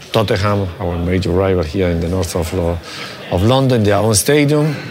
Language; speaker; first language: English; non-native, fluent; Spanish